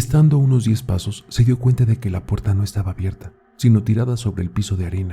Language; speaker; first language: Spanish; native; Spanish